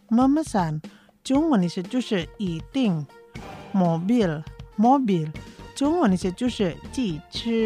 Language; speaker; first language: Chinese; non-native, learner; Indonesian